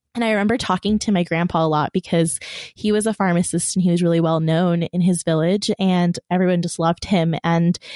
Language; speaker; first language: English; early bilingual, other home language; Persian